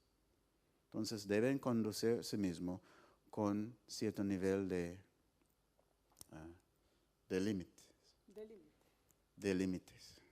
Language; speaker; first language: Spanish; non-native, fluent; English